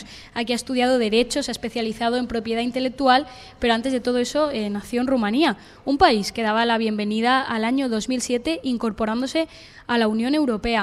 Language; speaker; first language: Spanish; native; Spanish